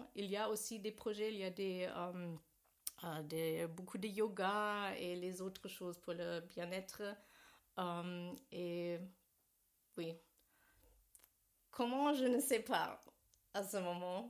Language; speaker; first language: French; non-native, learner; German